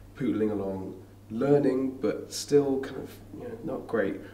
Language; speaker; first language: English; native; English